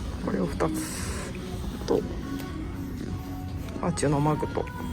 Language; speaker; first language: Japanese; native; Japanese